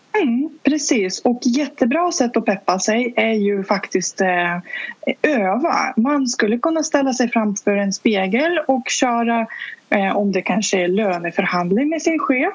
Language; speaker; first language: Swedish; non-native, fluent; Russian